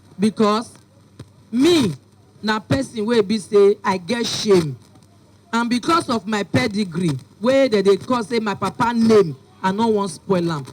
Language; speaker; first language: Nigerian Pidgin; non-native, local second language; Bini